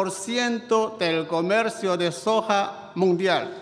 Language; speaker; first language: Spanish; non-native, fluent; Chinese